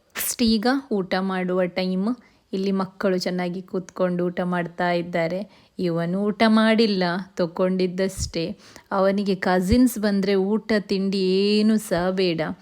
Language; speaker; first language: Kannada; non-native, local second language; Konkani